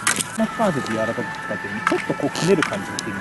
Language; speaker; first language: Japanese; native; Japanese